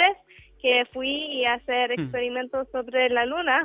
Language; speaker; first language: Spanish; non-native, learner; English